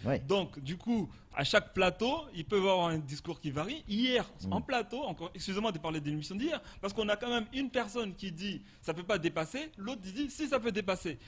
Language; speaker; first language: French; non-native, local second language; Comorian